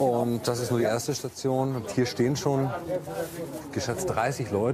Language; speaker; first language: German; native; German